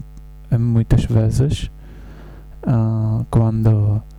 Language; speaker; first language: Portuguese; non-native, learner; Czech